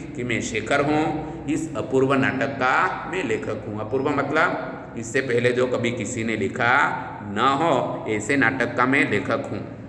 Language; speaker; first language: Hindi; non-native, local second language; Gujarati